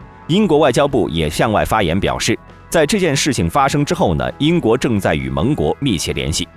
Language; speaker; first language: Chinese; native; Chinese